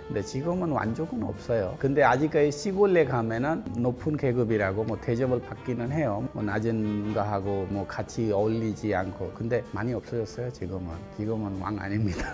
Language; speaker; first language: Korean; non-native, fluent; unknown